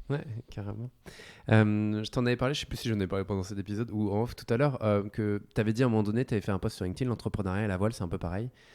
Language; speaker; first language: French; native; French